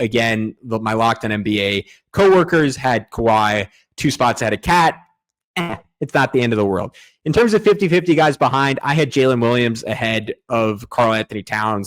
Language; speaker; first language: English; native; English